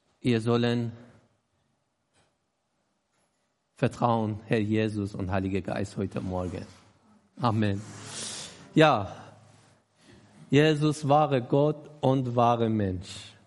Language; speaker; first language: German; non-native, learner; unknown